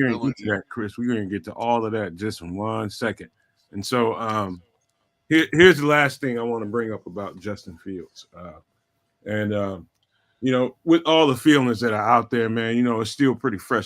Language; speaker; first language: English; native; English